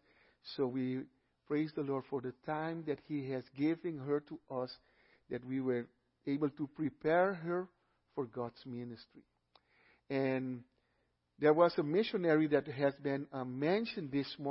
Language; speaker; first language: English; non-native, fluent; Papiamento